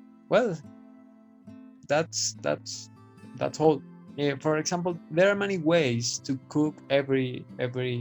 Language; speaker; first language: English; non-native, fluent; Spanish